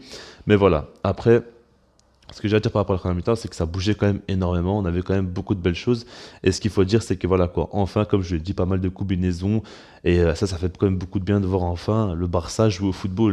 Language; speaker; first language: French; native; French